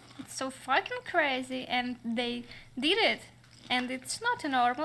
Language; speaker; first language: English; non-native, learner; Russian